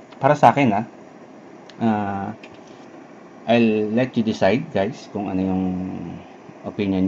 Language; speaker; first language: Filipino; native; Filipino